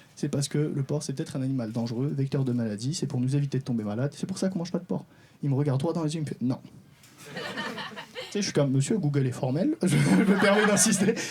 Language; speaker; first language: French; non-native, local second language; Arabic